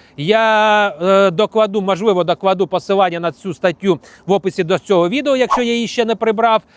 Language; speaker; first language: Ukrainian; non-native, local second language; Russian